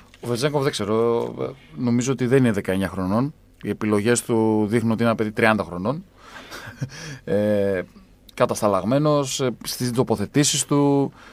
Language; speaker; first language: Greek; native; Greek